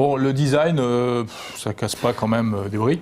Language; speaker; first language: French; native; French